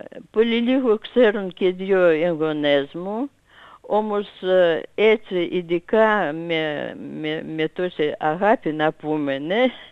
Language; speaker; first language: Greek; non-native, fluent; Russian